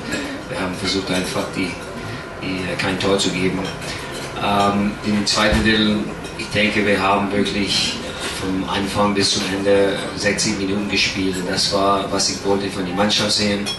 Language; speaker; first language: German; non-native, learner; English